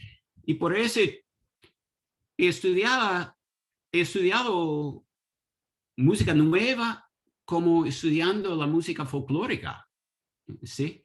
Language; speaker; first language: Spanish; non-native, learner; English